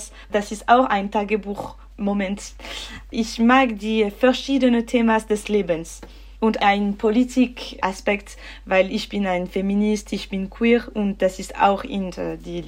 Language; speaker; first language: German; non-native, learner; French